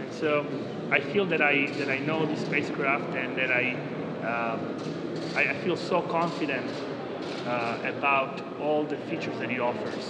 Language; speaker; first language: English; non-native, fluent; Italian